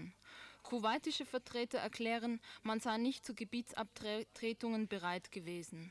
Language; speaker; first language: German; native; German